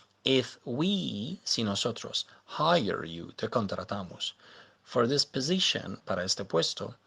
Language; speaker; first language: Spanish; non-native, fluent; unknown